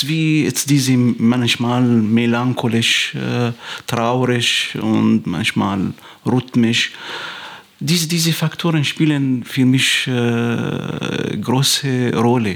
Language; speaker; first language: German; non-native, fluent; Arabic